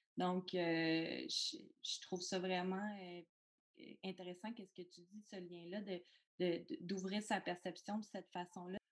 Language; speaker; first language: French; native; French